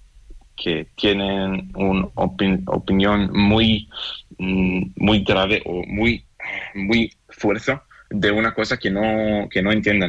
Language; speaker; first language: Spanish; non-native, fluent; Hebrew